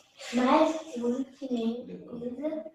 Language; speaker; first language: English; non-native, learner; Hindi